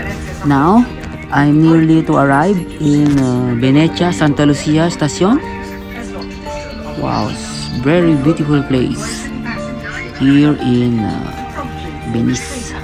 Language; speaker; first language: English; non-native, local second language; Filipino